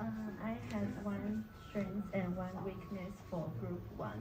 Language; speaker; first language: English; non-native, learner; Chinese